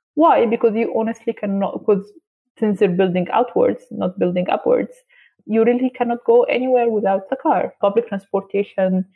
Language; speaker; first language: English; non-native, fluent; Arabic